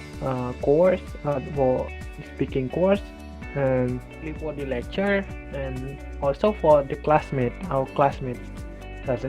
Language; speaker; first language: English; non-native, learner; Indonesian